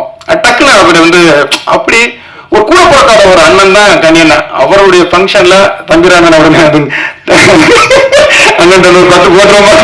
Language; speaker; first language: Tamil; native; Tamil